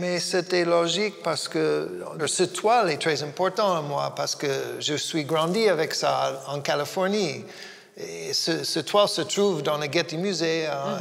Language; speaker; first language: French; non-native, fluent; English